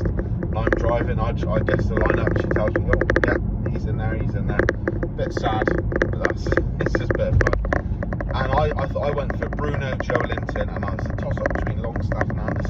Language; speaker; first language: English; native; English